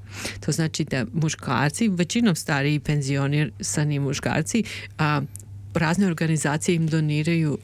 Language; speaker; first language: Serbian; native; Serbian